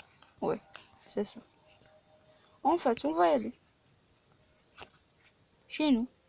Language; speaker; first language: French; non-native, learner; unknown